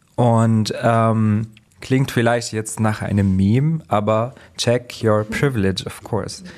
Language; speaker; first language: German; non-native, fluent; Arabic